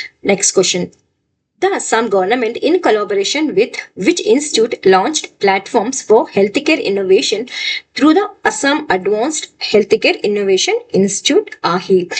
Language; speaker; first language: English; non-native, local second language; Telugu